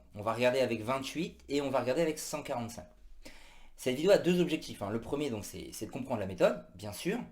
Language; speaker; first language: French; native; French